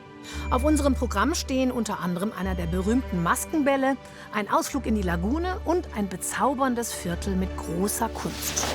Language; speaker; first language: German; native; German